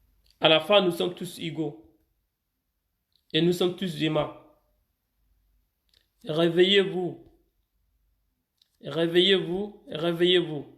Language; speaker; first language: French; non-native, fluent; Arabic